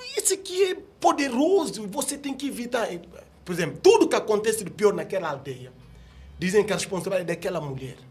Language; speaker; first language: Portuguese; non-native, local second language; Upper Guinea Crioulo